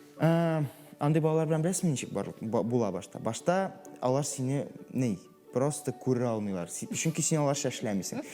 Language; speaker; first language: Tatar; non-native, local second language; Russian